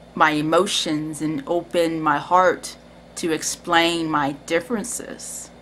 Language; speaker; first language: English; native; English